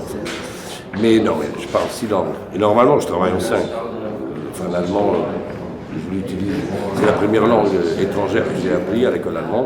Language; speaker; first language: French; non-native, fluent; Portuguese